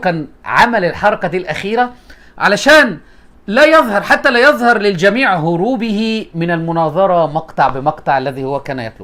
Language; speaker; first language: Arabic; native; Arabic